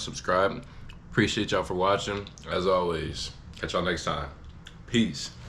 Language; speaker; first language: English; native; English